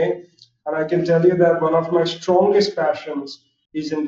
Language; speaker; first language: English; non-native, local second language; Gujarati